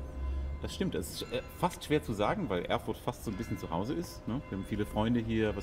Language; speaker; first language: German; native; German